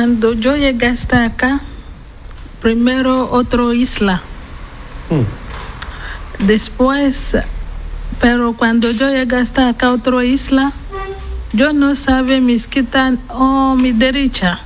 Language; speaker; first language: Spanish; non-native, learner; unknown